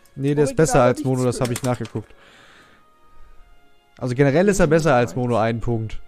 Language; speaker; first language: German; native; German